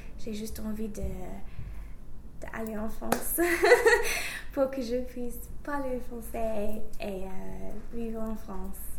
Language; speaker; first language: French; non-native, fluent; English